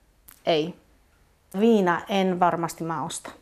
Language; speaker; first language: Finnish; non-native, fluent; Polish